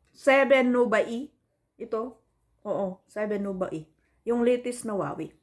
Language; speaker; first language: Filipino; native; Filipino